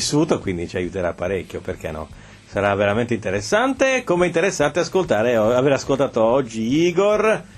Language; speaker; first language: Italian; native; Italian